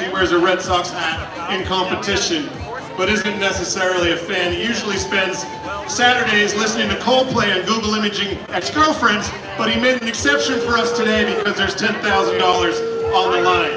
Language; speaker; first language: English; native; English